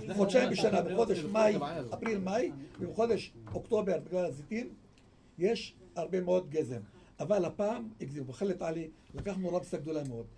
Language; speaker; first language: Hebrew; non-native, local second language; Arabic